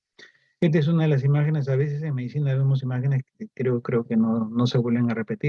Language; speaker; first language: Spanish; native; Spanish